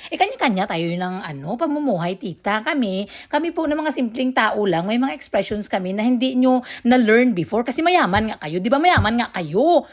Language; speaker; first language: Filipino; non-native, local second language; Hiligaynon